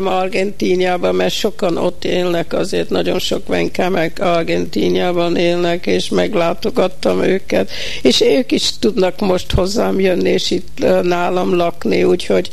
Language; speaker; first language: Hungarian; early bilingual, heritage; Hungarian